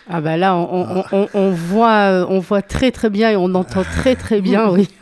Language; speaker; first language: French; native; French